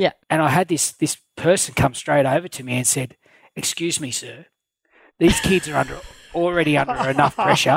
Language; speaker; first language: English; native; English